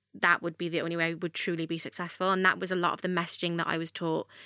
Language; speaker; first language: English; native; English